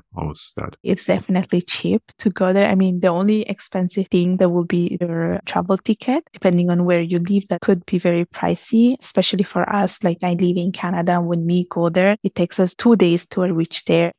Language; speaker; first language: English; early bilingual, heritage; Italian